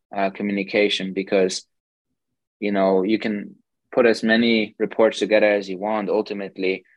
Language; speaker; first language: English; non-native, fluent; German